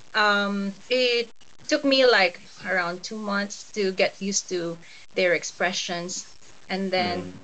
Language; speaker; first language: English; non-native, local second language; Cebuano